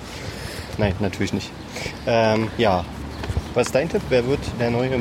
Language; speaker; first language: German; native; German